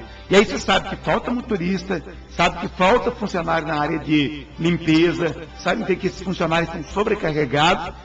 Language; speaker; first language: Portuguese; native; Portuguese